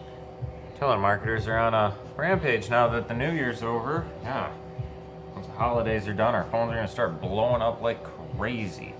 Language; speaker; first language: English; native; English